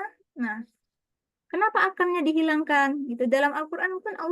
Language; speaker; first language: Indonesian; native; Indonesian